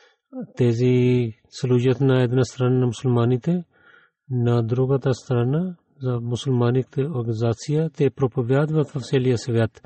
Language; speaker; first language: Bulgarian; non-native, learner; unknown